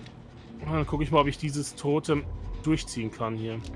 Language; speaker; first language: German; native; German